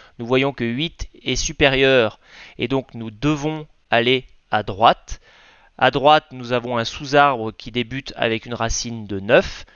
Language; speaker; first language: French; native; French